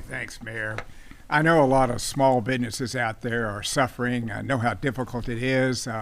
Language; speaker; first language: English; native; English